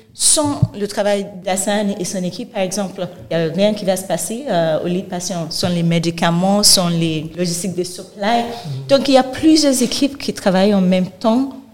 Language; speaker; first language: French; non-native, fluent; Yoruba